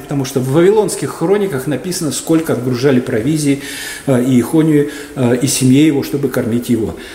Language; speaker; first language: Russian; native; Russian